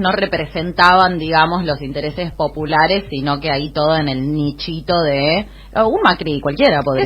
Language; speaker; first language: Spanish; native; Spanish